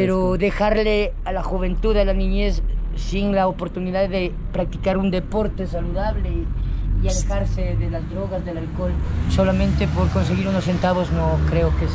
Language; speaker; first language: Spanish; native; Spanish